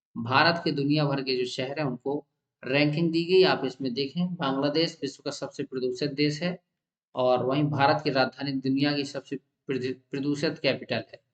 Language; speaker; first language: Hindi; native; Hindi